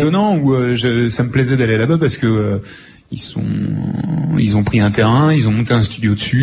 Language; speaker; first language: French; native; French